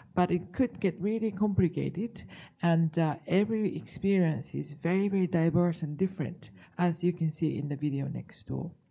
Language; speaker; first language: English; non-native, fluent; Japanese